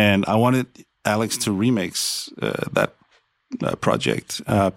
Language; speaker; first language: English; non-native, fluent; Danish